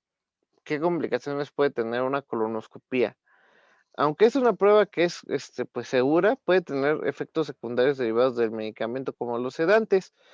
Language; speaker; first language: Spanish; native; Spanish